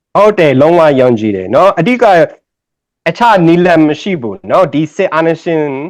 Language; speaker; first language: Burmese; non-native, learner; English